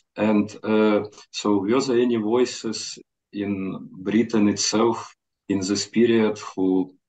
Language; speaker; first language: English; non-native, fluent; Ukrainian